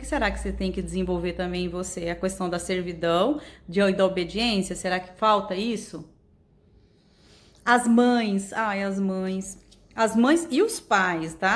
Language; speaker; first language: Portuguese; native; Portuguese